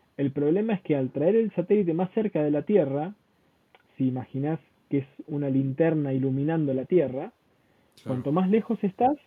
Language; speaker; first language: Spanish; native; Spanish